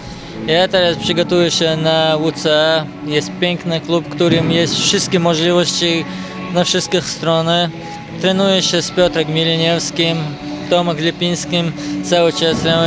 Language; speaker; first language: Polish; non-native, fluent; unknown